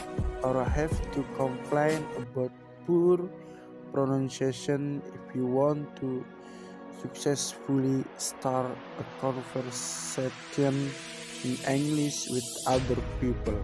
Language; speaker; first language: English; non-native, learner; Indonesian